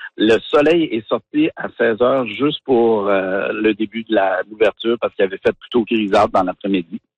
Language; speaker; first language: French; native; French